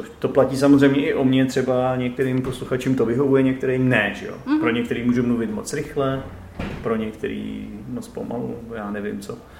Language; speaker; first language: Czech; native; Czech